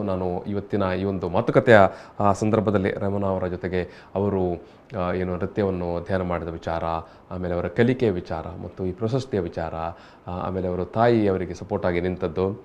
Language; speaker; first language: Kannada; native; Kannada